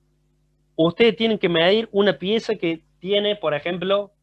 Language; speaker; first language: Spanish; native; Spanish